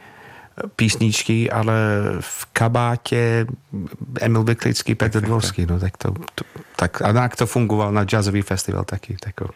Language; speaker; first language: Czech; non-native, fluent; English